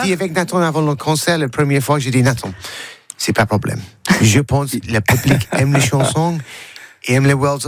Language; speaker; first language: French; non-native, learner; English